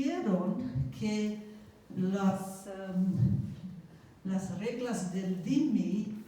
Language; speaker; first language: Spanish; non-native, fluent; English